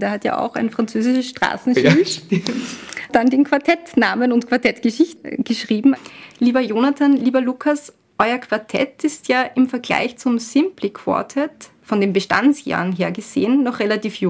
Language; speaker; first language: German; native; German